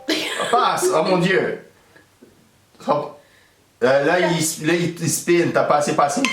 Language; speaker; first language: French; native; French